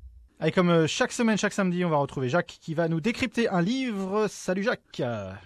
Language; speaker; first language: French; native; French